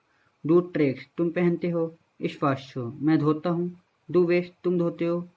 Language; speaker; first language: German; non-native, learner; Hindi